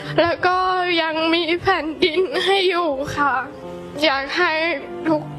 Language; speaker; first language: Thai; non-native, local second language; Hmong